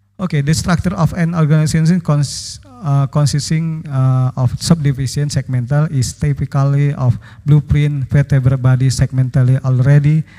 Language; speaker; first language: English; non-native, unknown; Indonesian